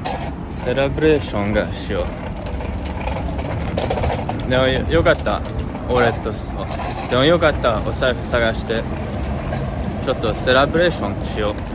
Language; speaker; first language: Japanese; non-native, learner; English